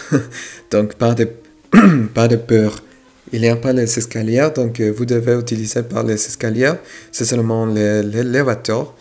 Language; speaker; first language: French; non-native, fluent; Spanish